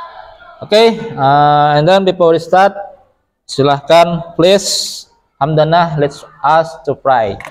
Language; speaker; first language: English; non-native, local second language; Indonesian